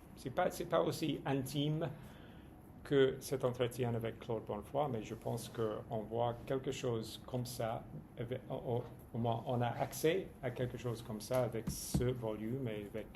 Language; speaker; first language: French; non-native, fluent; English